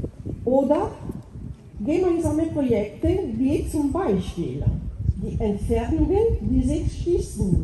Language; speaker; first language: German; non-native, fluent; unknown